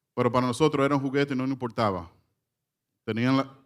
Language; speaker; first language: Spanish; early bilingual, heritage; Spanish